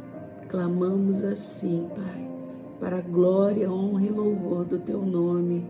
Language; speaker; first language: Portuguese; native; Portuguese